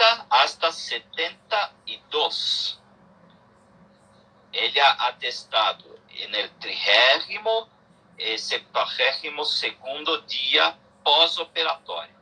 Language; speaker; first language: Spanish; non-native, learner; Portuguese